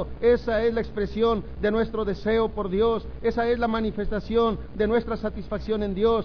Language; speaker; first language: Spanish; native; Spanish